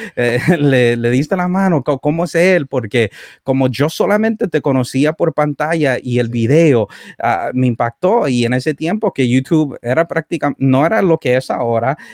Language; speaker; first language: Spanish; early bilingual, heritage; Spanish